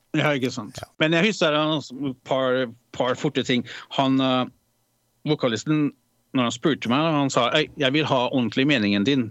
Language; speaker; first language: Norwegian; early bilingual, other home language; Polish